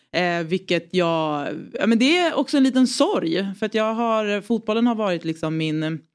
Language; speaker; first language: Swedish; early bilingual, other home language; Persian